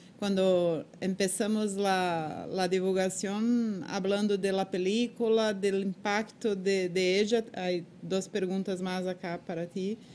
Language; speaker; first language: Spanish; non-native, learner; Portuguese